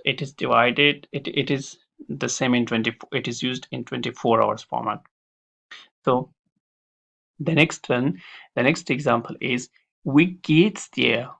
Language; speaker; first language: English; non-native, fluent; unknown